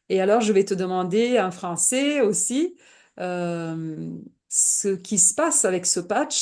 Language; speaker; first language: French; non-native, fluent; Italian